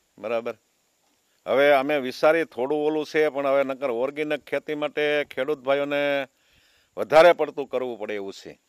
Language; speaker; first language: Gujarati; native; Gujarati